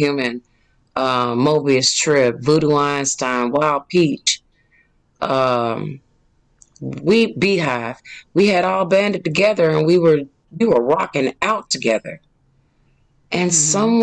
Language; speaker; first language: English; native; English